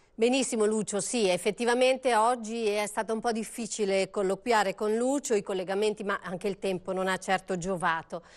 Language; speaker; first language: Italian; native; Italian